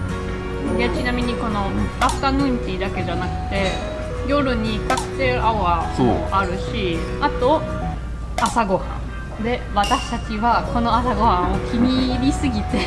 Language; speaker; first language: Japanese; non-native, fluent; German